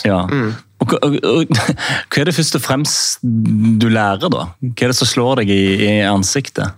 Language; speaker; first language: Norwegian; native; Norwegian